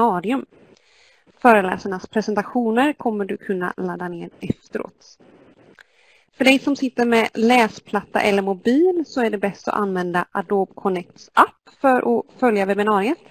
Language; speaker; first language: Swedish; native; Swedish